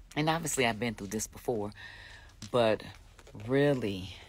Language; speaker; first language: English; native; English